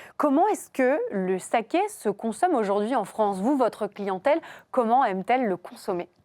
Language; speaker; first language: French; native; French